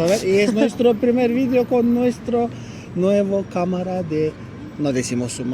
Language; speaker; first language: Spanish; non-native, learner; Turkish